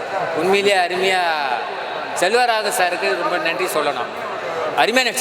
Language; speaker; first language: Tamil; native; Tamil